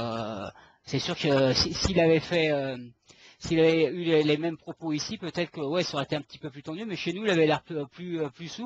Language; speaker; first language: French; native; French